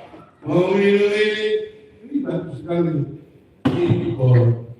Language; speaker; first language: Indonesian; non-native, fluent; German